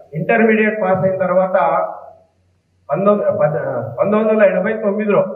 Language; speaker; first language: Telugu; non-native, local second language; Lambadi